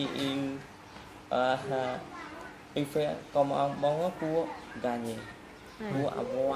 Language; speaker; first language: French; non-native, learner; Khmer